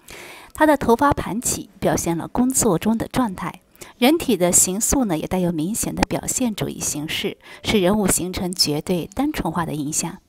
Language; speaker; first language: Chinese; native; Chinese